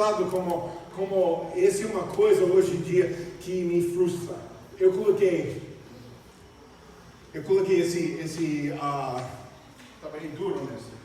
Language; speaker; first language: Portuguese; non-native, fluent; English